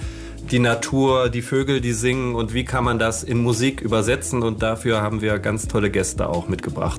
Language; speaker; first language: German; native; German